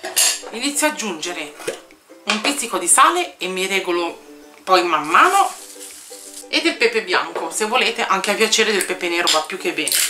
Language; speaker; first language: Italian; native; Italian